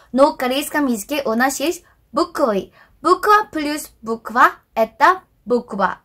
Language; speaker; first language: Russian; non-native, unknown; Korean